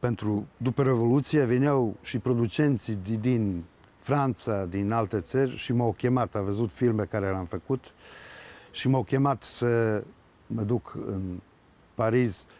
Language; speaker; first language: Romanian; early bilingual, heritage; Serbian